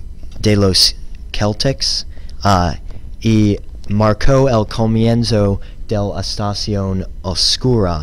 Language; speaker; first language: Spanish; non-native, learner; English